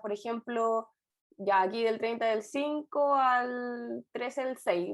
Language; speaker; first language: Spanish; native; Spanish